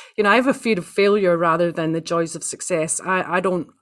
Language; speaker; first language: English; native; English